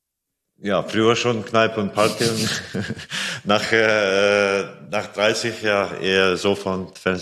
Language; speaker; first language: German; non-native, fluent; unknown